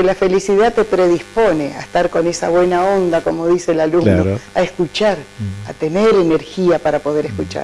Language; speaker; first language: Spanish; native; Spanish